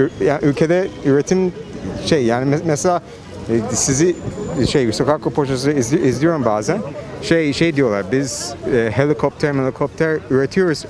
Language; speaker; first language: Turkish; non-native, fluent; English